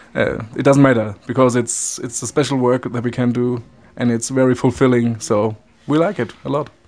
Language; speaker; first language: English; non-native, fluent; German